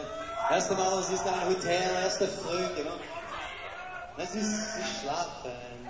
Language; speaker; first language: German; non-native, learner; English